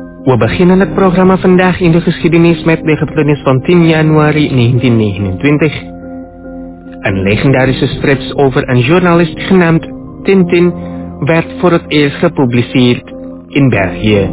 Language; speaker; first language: Dutch; non-native, fluent; Indonesian